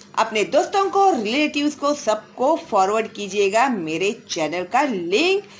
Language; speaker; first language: Hindi; non-native, local second language; Marathi